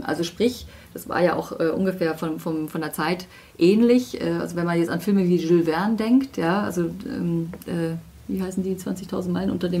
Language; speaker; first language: German; native; German